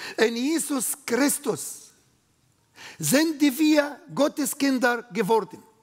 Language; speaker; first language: German; non-native, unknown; Arabic